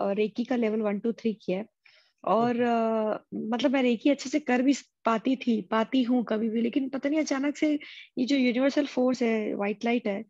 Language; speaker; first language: Hindi; native; Hindi